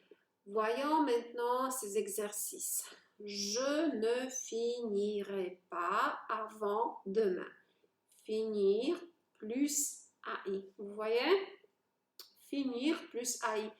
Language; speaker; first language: French; non-native, fluent; Polish